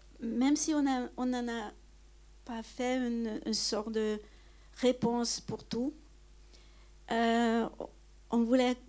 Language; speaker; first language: French; non-native, fluent; Hungarian